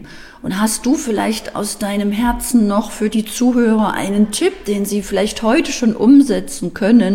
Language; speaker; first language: German; native; German